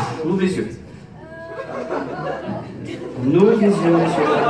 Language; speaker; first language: French; native; French